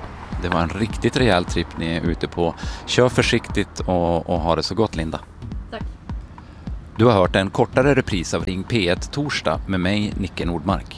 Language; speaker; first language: Swedish; native; Swedish